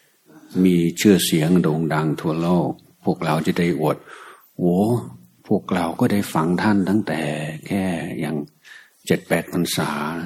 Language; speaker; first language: Thai; native; Thai